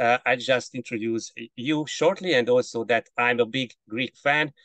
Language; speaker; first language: English; non-native, fluent; Hungarian